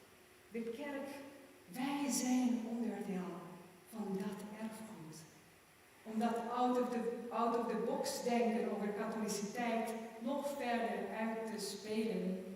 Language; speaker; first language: Dutch; non-native, fluent; German